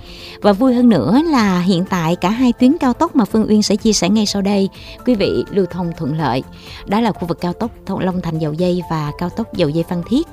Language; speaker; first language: Vietnamese; native; Vietnamese